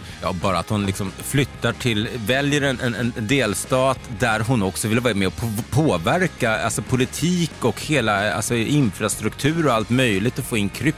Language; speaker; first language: Swedish; native; Swedish